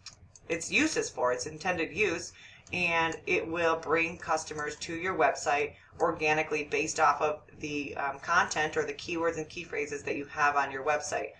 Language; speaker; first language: English; native; English